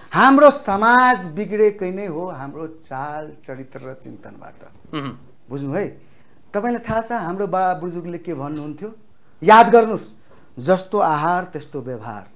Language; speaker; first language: Nepali; non-native, local second language; Maithili